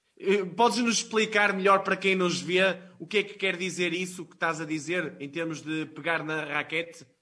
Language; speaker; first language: Portuguese; native; Portuguese